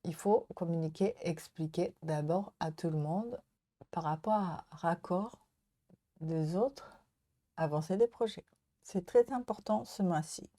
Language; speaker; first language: French; non-native, learner; Japanese